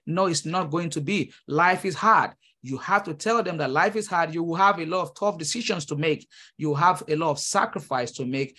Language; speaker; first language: English; non-native, local second language; Yoruba